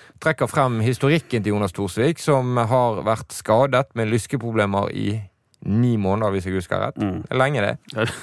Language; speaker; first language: Norwegian; native; Norwegian